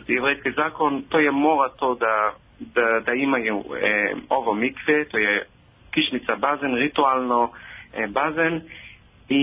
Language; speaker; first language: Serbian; non-native, learner; Hebrew